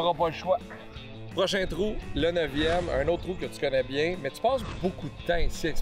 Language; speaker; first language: French; native; French